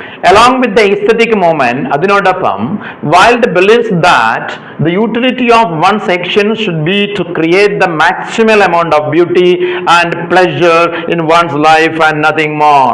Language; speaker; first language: English; non-native, local second language; Malayalam